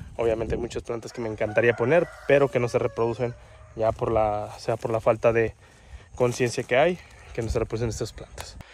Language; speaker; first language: Spanish; native; Spanish